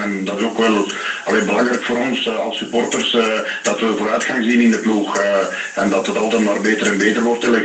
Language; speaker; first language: Dutch; native; Dutch